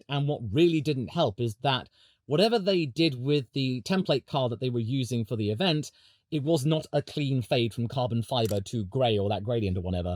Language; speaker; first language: English; native; English